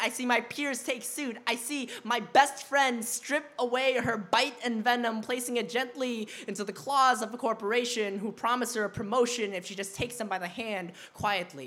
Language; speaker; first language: English; early bilingual, other home language; Vietnamese